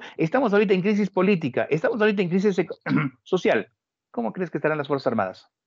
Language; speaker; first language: Spanish; native; Spanish